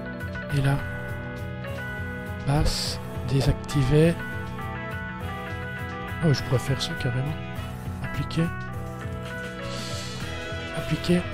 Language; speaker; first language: French; native; French